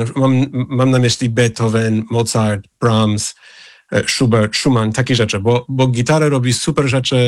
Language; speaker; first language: Polish; non-native, fluent; English